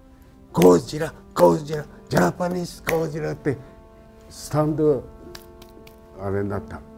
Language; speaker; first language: Japanese; native; Japanese